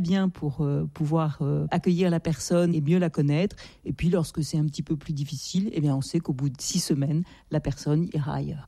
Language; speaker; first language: French; native; French